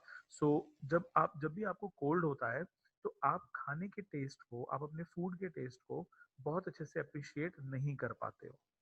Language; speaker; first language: Hindi; native; Hindi